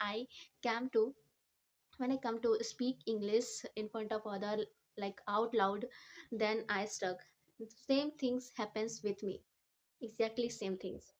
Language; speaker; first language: English; non-native, learner; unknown